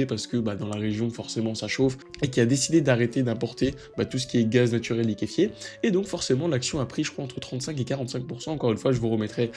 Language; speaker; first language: French; native; French